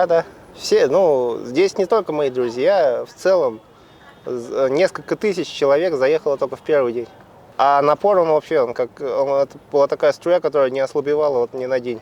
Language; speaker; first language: Russian; native; Russian